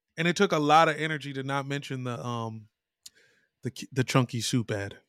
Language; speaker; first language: English; native; English